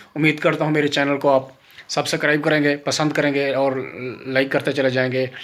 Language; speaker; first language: Urdu; non-native, local second language; Saraiki